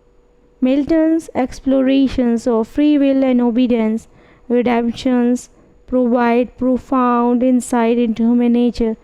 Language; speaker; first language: English; non-native, fluent; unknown